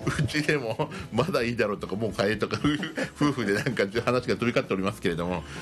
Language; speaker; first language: Japanese; native; Japanese